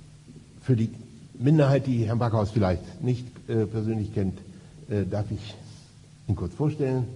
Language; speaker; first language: German; native; German